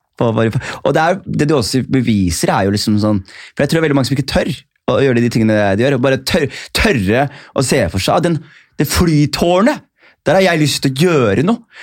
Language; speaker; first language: Norwegian; early bilingual, other home language; Somali